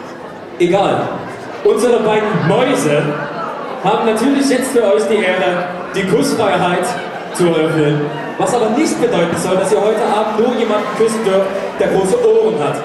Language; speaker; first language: German; native; German